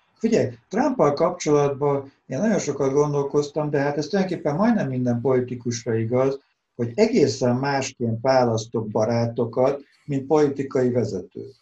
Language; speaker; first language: Hungarian; native; Hungarian